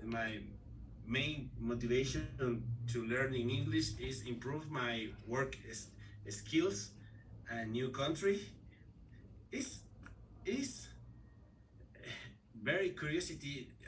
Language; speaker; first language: English; non-native, learner; Spanish